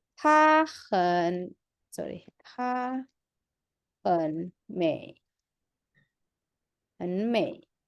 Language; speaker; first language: Chinese; non-native, fluent; Indonesian